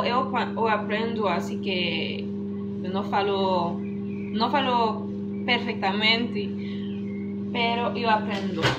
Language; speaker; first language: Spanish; non-native, learner; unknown